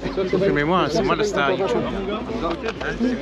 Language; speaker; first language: French; non-native, learner; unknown